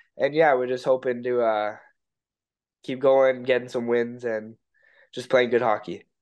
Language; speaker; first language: English; native; English